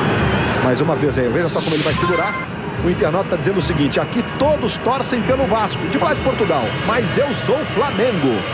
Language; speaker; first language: Portuguese; native; Portuguese